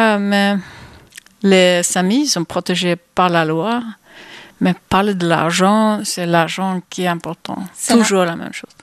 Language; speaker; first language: French; non-native, fluent; Swedish